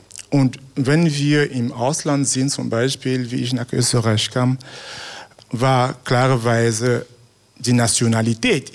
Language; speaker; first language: German; non-native, fluent; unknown